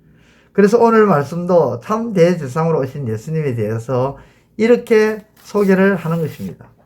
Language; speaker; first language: Korean; native; Korean